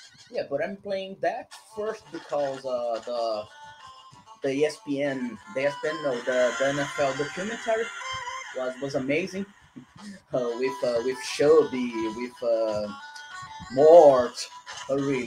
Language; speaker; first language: English; non-native, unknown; Portuguese